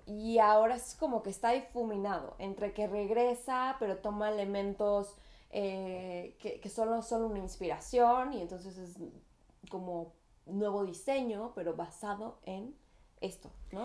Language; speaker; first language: Spanish; native; Spanish